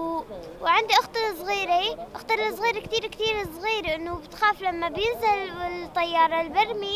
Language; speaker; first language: Arabic; native; Arabic